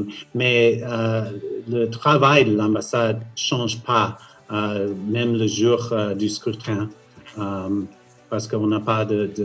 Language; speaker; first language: French; non-native, fluent; English